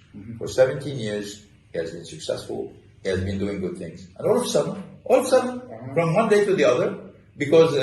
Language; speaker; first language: English; non-native, fluent; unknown